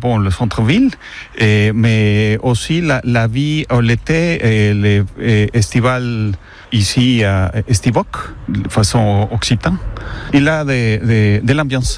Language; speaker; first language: French; non-native, learner; Spanish